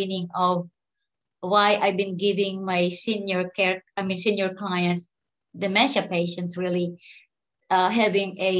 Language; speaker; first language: English; non-native, local second language; Filipino